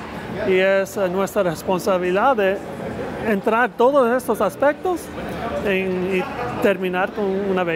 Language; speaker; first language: Spanish; early bilingual, heritage; Spanish